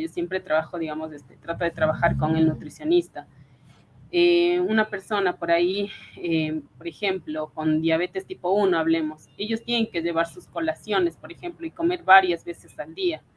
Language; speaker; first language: Spanish; native; Spanish